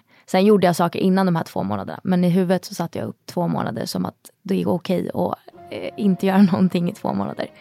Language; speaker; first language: Swedish; native; Swedish